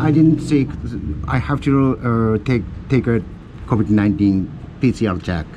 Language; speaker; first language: English; non-native, learner; Japanese